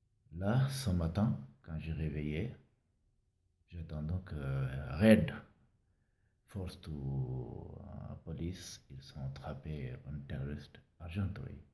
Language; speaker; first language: French; non-native, learner; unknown